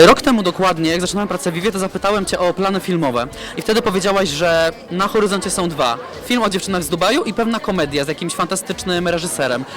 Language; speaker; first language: Polish; native; Polish